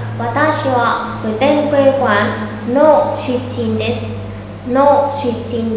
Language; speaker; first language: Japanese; non-native, fluent; Vietnamese